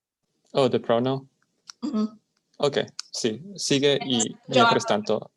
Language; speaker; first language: Spanish; non-native, fluent; English